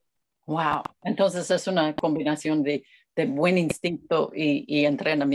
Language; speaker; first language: Spanish; non-native, fluent; English